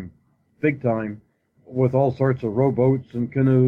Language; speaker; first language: English; native; English